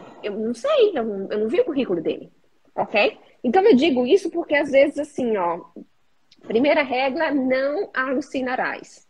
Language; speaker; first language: Portuguese; native; Portuguese